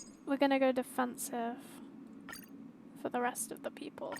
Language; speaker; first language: English; native; English